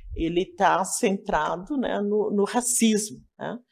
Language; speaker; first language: Portuguese; native; Portuguese